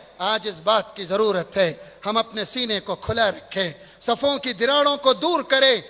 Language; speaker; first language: Urdu; native; Urdu